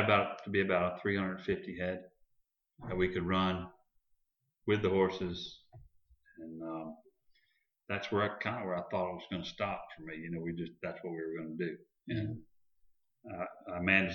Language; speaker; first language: English; native; English